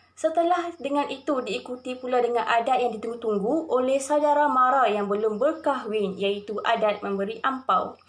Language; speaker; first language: Malay; native; Malay